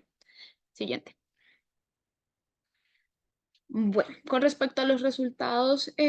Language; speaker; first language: Spanish; native; Spanish